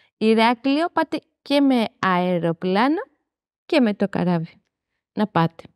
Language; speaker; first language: Greek; native; Greek